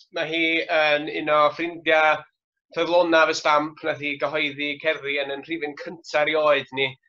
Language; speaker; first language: Welsh; native; Welsh